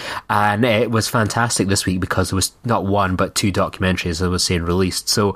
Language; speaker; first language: English; native; English